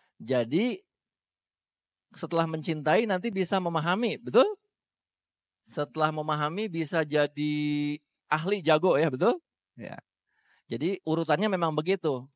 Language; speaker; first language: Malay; non-native, local second language; Sundanese